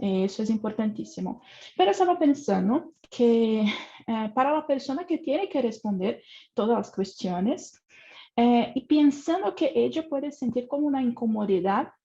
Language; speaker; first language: Spanish; non-native, fluent; Portuguese